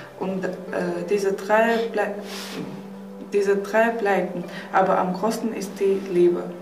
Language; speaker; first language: German; non-native, learner; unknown